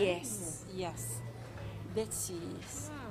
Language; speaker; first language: English; non-native, learner; French